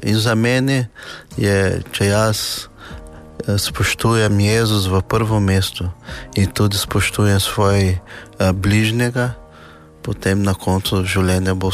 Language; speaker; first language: Slovenian; non-native, learner; Portuguese